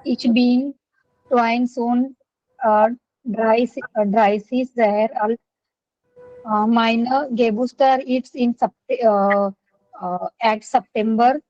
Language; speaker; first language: German; non-native, learner; Gujarati